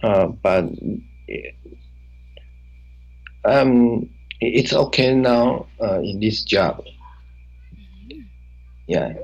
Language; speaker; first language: English; non-native, learner; Chinese